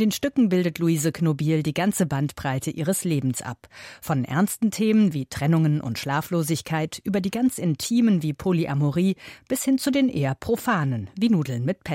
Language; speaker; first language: German; native; German